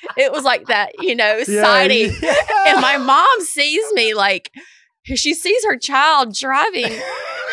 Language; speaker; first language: English; native; English